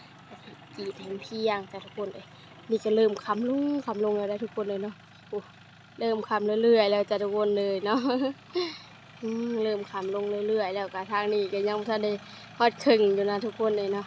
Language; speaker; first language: Thai; non-native, local second language; Lao